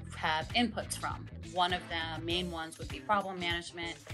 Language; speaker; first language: English; native; English